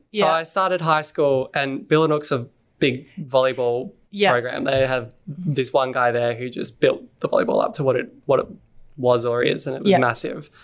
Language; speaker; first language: English; native; English